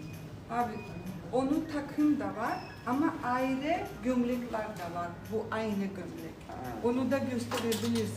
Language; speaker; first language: Turkish; non-native, fluent; Russian